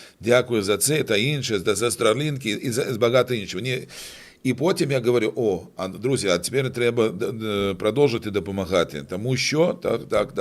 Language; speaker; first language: Ukrainian; non-native, local second language; Russian